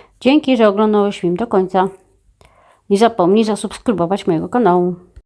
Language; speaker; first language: Polish; native; Polish